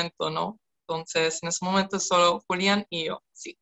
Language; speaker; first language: Spanish; non-native, fluent; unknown